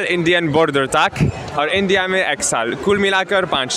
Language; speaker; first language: Hindi; non-native, learner; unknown